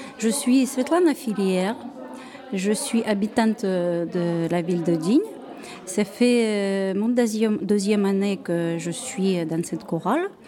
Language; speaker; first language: French; non-native, fluent; Ukrainian